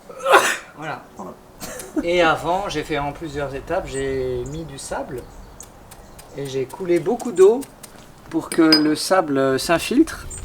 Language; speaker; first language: French; native; French